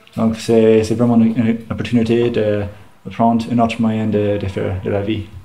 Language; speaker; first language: French; non-native, fluent; English